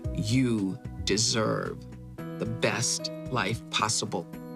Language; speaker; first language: English; native; English